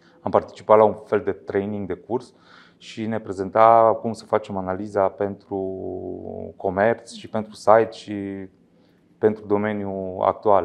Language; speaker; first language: Romanian; native; Romanian